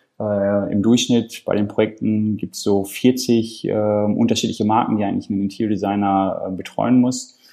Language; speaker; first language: German; native; German